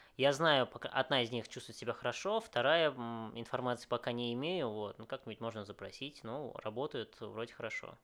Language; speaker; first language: Russian; early bilingual, other home language; Vietnamese